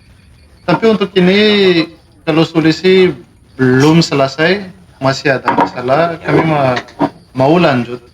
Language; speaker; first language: Indonesian; non-native, learner; Malagasy